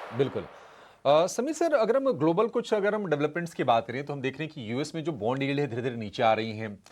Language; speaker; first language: Hindi; native; Hindi